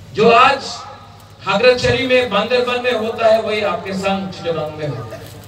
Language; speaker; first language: Hindi; non-native, local second language; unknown